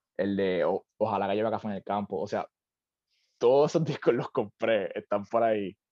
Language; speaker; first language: Spanish; native; Spanish